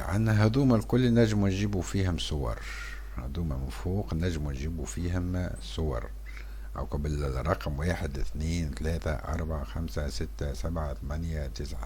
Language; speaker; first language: Arabic; native; Arabic